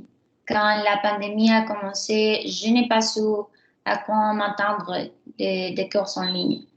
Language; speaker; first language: French; non-native, learner; Spanish